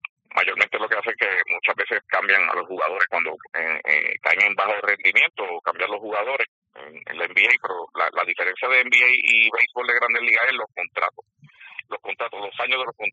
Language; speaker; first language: Spanish; native; Spanish